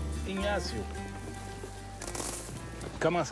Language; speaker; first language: French; native; French